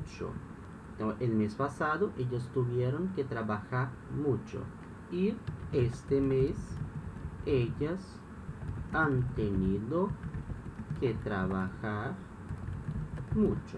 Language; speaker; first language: Spanish; non-native, fluent; Portuguese